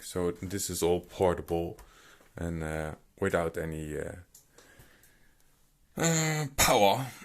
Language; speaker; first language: English; non-native, fluent; Dutch